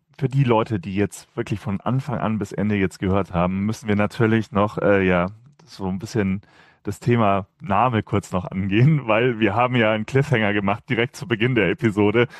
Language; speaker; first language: German; native; German